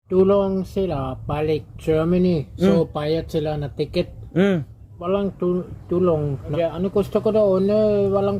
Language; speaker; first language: Filipino; non-native, learner; German